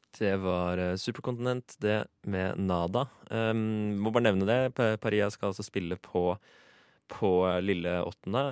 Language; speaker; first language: Norwegian; native; Norwegian